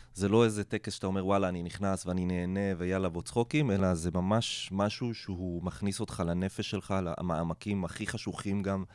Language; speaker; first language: Hebrew; non-native, local second language; Arabic